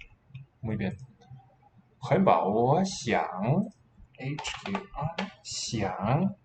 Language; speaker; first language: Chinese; non-native, learner; English